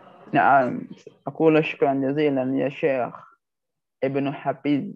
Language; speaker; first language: Arabic; non-native, learner; Indonesian